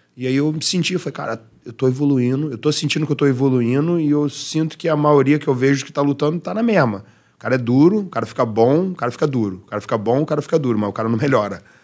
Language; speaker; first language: Portuguese; early bilingual, heritage; Portuguese